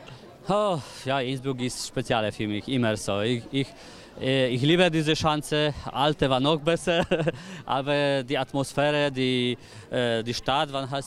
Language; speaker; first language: German; non-native, learner; Polish